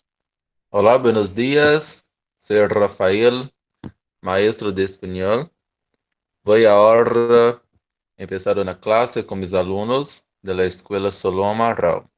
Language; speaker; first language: Spanish; non-native, fluent; Portuguese